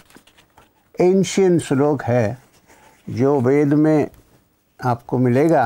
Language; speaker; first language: Hindi; non-native, local second language; Malayalam